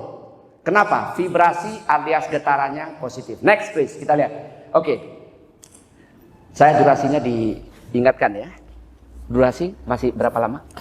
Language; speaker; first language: Indonesian; native; Indonesian